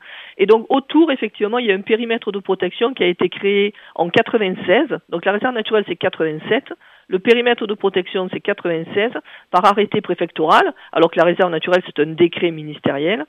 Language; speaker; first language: French; native; French